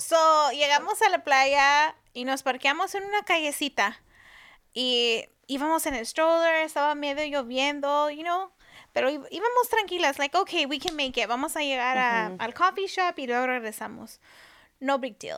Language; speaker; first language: Spanish; early bilingual, heritage; Spanish